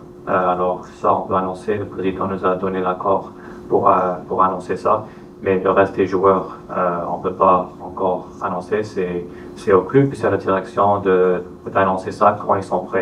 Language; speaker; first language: French; non-native, fluent; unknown